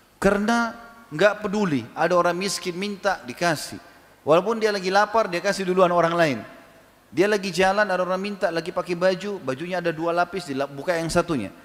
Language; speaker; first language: Malay; native; Malay